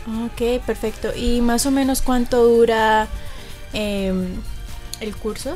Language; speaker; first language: Spanish; native; Spanish